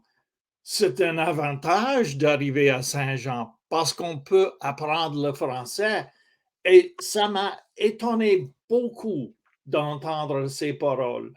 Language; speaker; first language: French; non-native, local second language; English